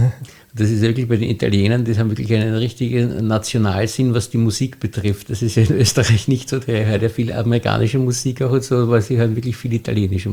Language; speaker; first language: German; native; German